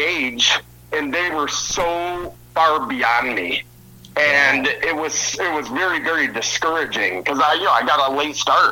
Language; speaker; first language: English; native; English